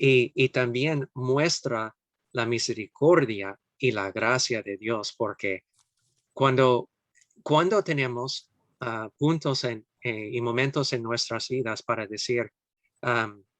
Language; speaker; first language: Spanish; non-native, fluent; English